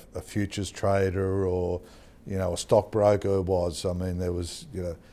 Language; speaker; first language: English; native; English